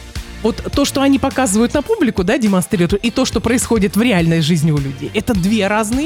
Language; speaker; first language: Russian; native; Russian